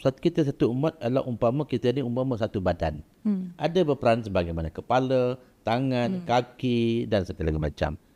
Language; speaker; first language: Malay; native; Malay